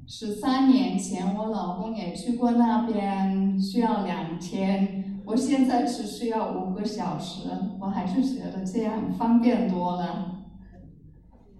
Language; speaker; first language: Chinese; non-native, fluent; German